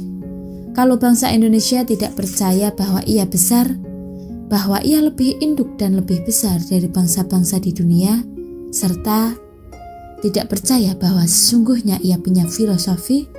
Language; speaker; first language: Indonesian; native; Indonesian